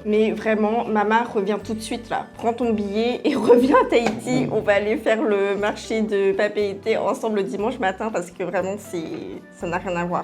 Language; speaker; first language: French; native; French